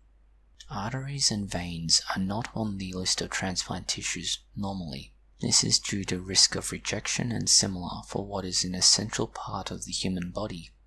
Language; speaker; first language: English; native; English